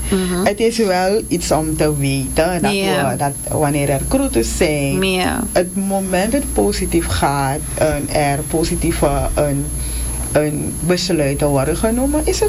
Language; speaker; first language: Dutch; non-native, local second language; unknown